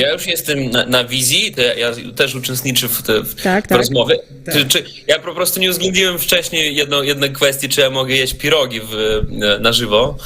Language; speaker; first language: Polish; non-native, learner; Russian